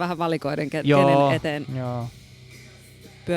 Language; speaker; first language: Finnish; native; Finnish